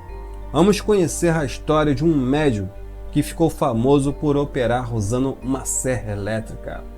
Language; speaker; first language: Portuguese; native; Portuguese